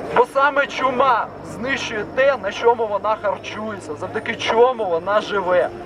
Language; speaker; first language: Ukrainian; non-native, local second language; Russian